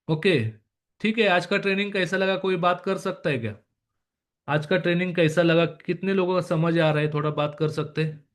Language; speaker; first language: Hindi; non-native, local second language; Marathi